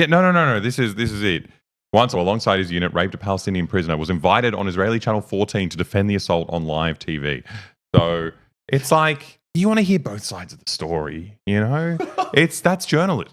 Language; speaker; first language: English; native; English